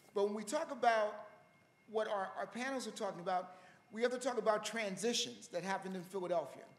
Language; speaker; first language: English; native; English